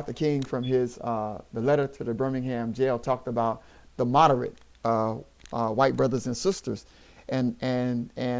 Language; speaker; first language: English; native; English